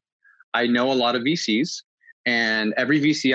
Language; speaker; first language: English; native; English